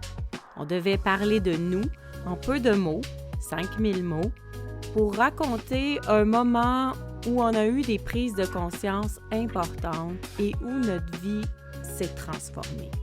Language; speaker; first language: French; native; French